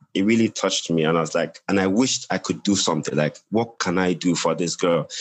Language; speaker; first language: English; non-native, local second language; Yoruba